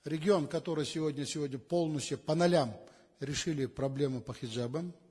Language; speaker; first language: Russian; non-native, local second language; Kazakh